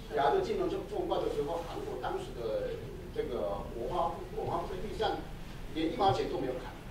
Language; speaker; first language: Chinese; non-native, fluent; Korean